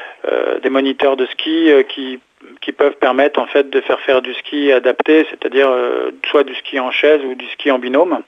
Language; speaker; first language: French; native; French